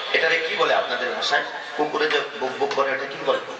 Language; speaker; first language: Bangla; non-native, local second language; Assamese